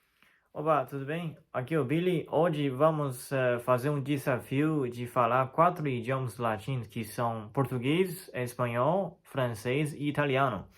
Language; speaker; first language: Portuguese; non-native, fluent; Chinese